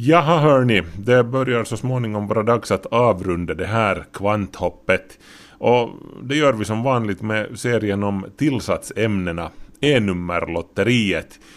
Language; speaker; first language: Swedish; native; Swedish